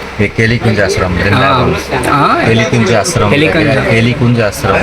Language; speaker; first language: Telugu; non-native, local second language; Odia